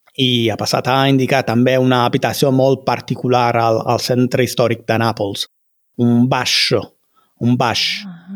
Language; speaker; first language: Catalan; non-native, fluent; Italian